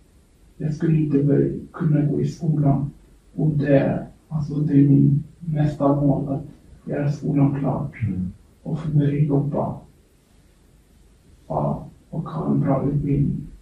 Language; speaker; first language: Swedish; early bilingual, other home language; Kurdish